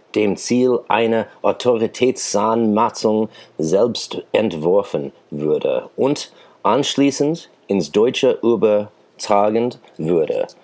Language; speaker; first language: German; non-native, fluent; English